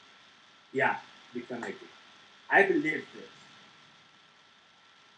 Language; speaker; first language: English; non-native, learner; Portuguese